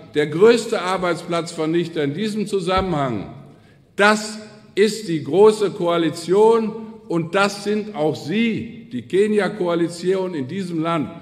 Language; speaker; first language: German; native; German